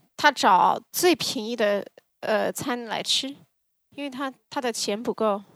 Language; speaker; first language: Chinese; early bilingual, heritage; Chinese